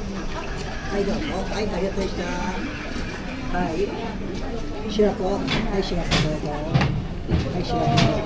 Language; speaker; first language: Japanese; native; Japanese